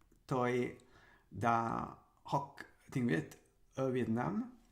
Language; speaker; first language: Vietnamese; non-native, learner; Sinhala